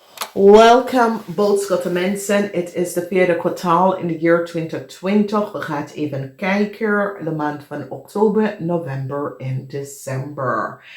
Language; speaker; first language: Dutch; non-native, fluent; English